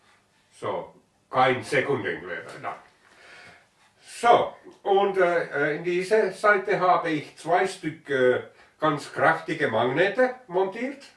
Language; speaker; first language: German; non-native, learner; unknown